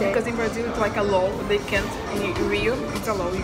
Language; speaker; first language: English; non-native, fluent; Portuguese